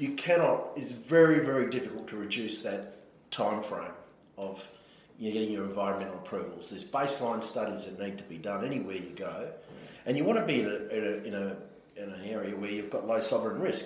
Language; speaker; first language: English; native; English